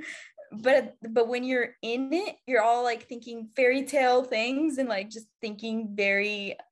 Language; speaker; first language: English; non-native, fluent; Arabic